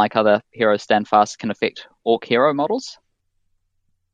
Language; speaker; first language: English; native; English